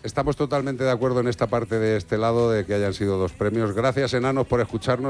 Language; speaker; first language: Spanish; native; Spanish